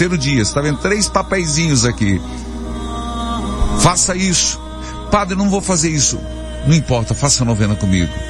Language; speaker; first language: Portuguese; native; Portuguese